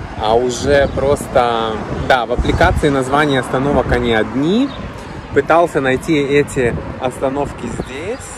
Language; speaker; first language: Russian; native; Russian